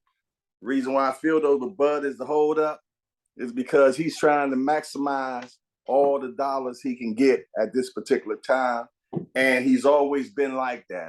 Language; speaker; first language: English; native; English